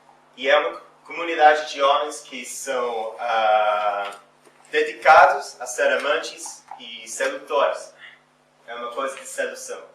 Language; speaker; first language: Portuguese; non-native, fluent; English